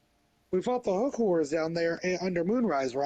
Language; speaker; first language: English; native; English